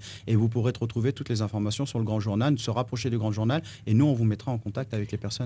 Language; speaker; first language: French; native; French